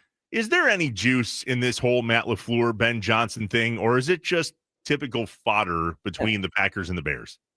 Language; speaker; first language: English; native; English